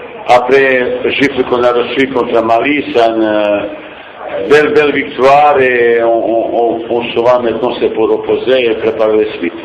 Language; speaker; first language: French; non-native, fluent; Bosnian